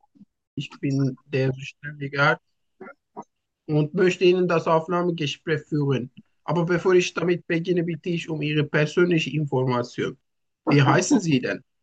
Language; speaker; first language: German; non-native, learner; Turkish